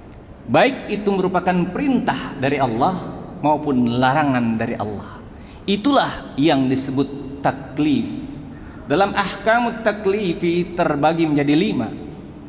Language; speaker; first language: Indonesian; native; Indonesian